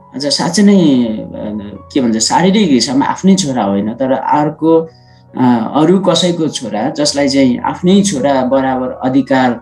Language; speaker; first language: Nepali; non-native, local second language; Sherpa